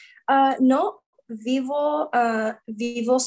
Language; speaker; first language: Spanish; non-native, learner; English